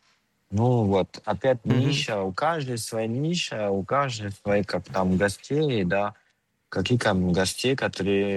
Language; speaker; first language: Russian; non-native, fluent; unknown